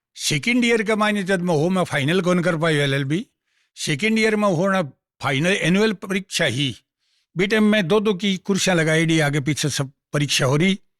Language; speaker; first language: Hindi; non-native, local second language; Marwari